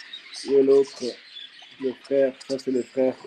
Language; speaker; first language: French; non-native, fluent; Swiss German